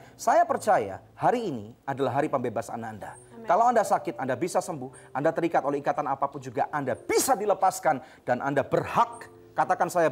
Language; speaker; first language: Indonesian; native; Indonesian